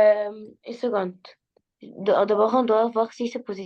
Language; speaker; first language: French; non-native, learner; Arabic